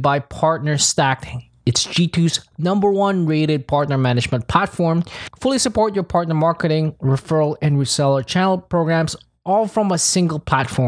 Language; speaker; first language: English; non-native, local second language; Filipino